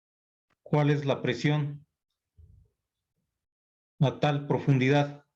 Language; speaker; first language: Spanish; native; Spanish